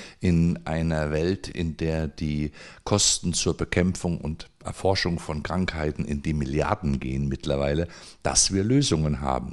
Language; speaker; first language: German; native; German